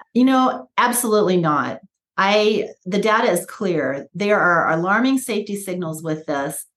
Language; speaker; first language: English; native; English